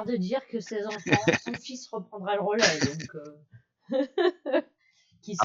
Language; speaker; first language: French; native; French